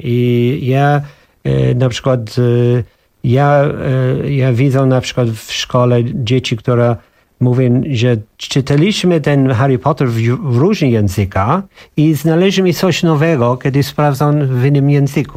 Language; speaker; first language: Polish; non-native, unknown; English